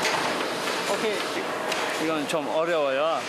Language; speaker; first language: Korean; non-native, learner; Uzbek